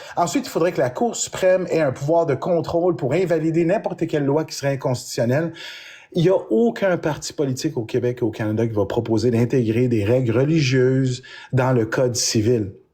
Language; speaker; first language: French; native; French